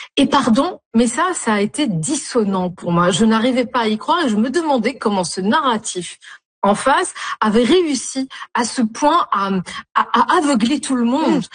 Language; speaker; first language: French; non-native, local second language; Arabic